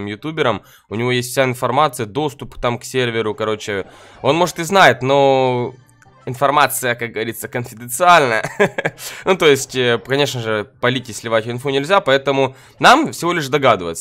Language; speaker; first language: Russian; native; Russian